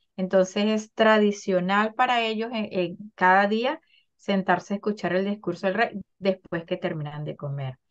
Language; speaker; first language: Spanish; native; Spanish